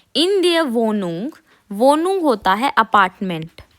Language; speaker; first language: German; non-native, fluent; Hindi